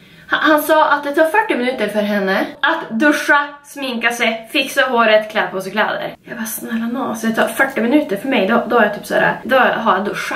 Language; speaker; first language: Swedish; native; Swedish